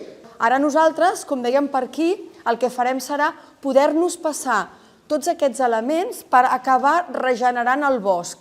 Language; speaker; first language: Catalan; native; Catalan